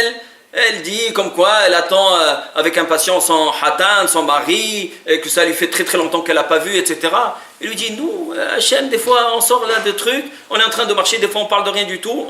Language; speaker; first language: French; native; French